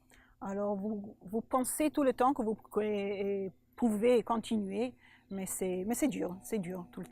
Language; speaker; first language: French; non-native, learner; Hebrew